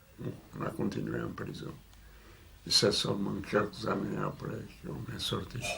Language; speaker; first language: French; non-native, fluent; Portuguese